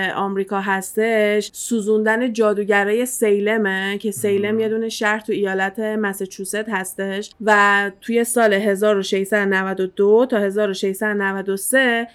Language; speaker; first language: Persian; early bilingual, heritage; Persian